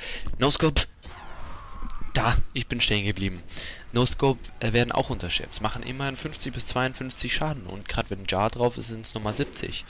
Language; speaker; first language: German; native; German